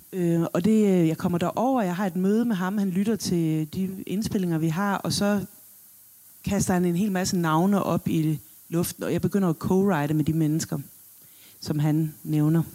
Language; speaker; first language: Danish; native; Danish